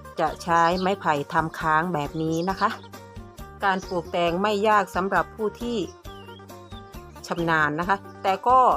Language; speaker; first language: Thai; native; Thai